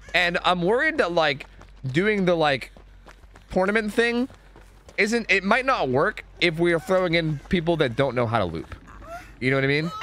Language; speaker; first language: English; native; English